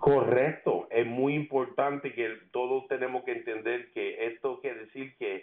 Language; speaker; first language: Spanish; early bilingual, heritage; Spanish